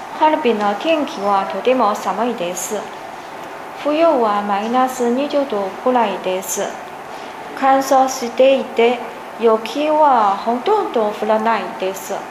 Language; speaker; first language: Japanese; non-native, learner; Chinese